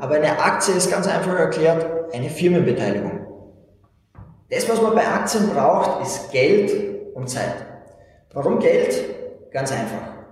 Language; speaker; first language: German; native; German